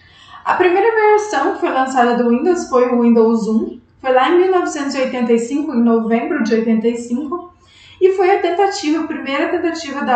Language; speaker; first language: Portuguese; native; Portuguese